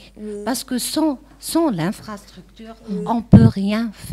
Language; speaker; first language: French; non-native, local second language; Arabic